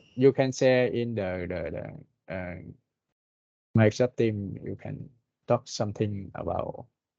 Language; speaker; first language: English; non-native, learner; Vietnamese